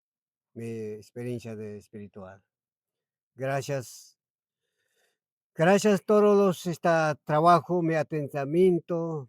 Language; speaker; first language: Spanish; non-native, local second language; Quechua